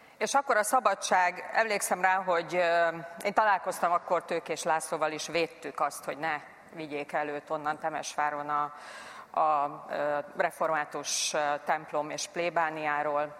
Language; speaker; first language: Hungarian; native; Hungarian